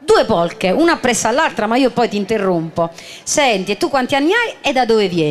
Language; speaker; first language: Italian; native; Italian